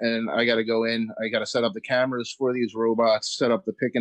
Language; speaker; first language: English; native; English